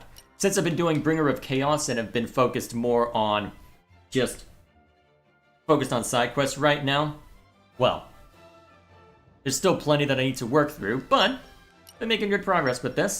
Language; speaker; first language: English; native; English